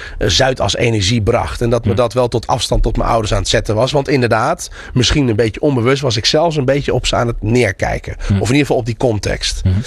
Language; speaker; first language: Dutch; native; Dutch